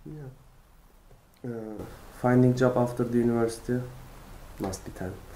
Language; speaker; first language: English; non-native, learner; Turkish